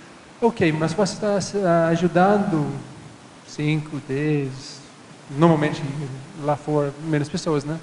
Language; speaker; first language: Portuguese; non-native, fluent; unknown